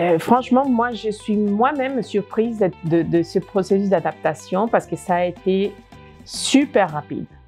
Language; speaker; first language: French; non-native, fluent; Spanish